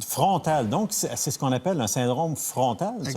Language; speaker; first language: French; native; French